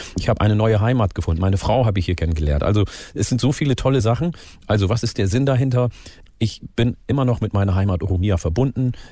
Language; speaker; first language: German; early bilingual, other home language; Oromo